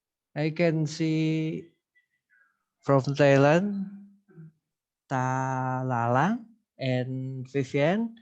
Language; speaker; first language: English; non-native, learner; Indonesian